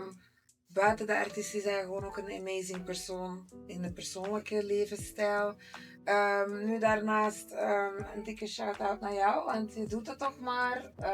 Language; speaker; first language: Dutch; native; Dutch